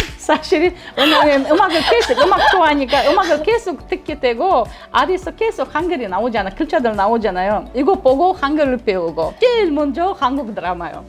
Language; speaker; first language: Korean; non-native, learner; Russian